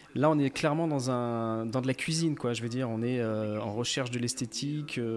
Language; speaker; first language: French; native; French